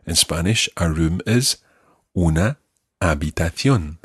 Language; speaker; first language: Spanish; non-native, fluent; English